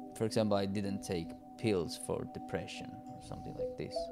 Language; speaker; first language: English; non-native, fluent; Italian